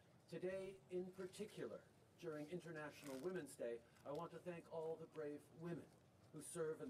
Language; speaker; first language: English; early bilingual, other home language; French